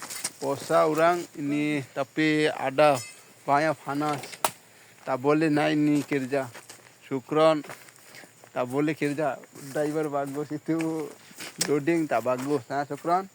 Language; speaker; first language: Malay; non-native, learner; Bangla